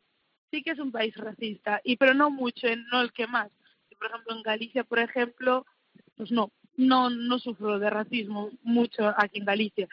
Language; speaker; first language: Spanish; early bilingual, other home language; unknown